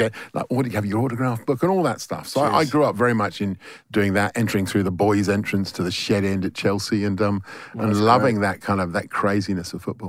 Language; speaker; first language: English; native; English